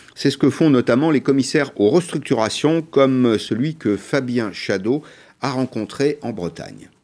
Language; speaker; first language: French; native; French